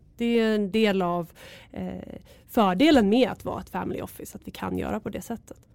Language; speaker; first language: Swedish; native; Swedish